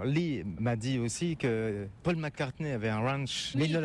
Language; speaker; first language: French; native; French